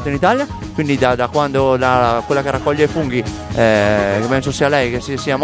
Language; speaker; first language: Italian; native; Italian